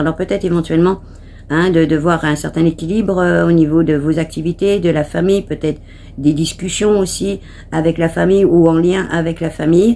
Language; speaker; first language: French; native; French